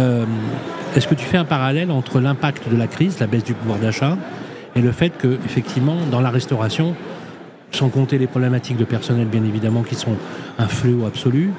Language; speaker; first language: French; native; French